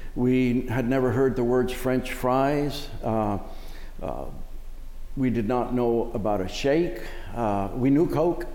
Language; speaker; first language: English; early bilingual, other home language; Spanish